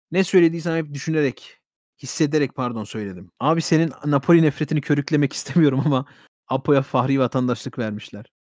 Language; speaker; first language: Turkish; early bilingual, heritage; Turkish